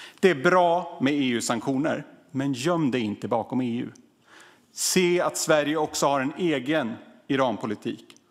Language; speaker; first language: Swedish; native; Swedish